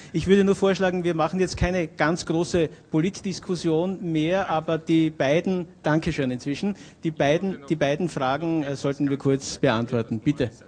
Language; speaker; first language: German; native; German